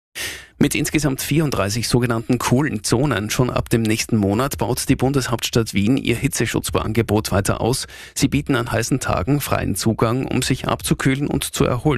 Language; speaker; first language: German; native; German